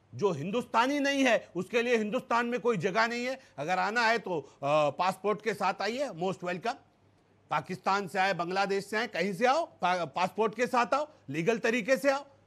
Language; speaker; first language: Hindi; native; Hindi